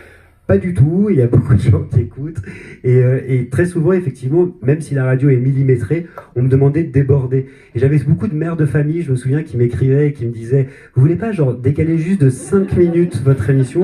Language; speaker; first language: French; native; French